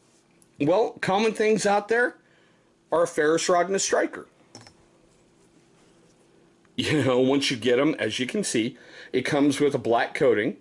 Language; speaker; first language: English; native; English